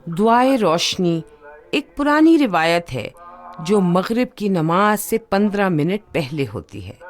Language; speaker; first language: Urdu; native; Urdu